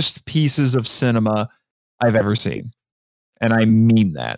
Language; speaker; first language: English; native; English